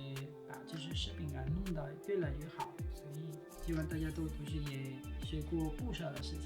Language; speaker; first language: Chinese; non-native, fluent; Spanish